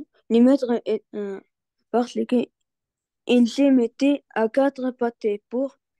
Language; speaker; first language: French; non-native, learner; Arabic